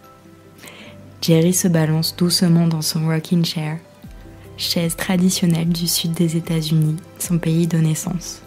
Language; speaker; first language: French; native; French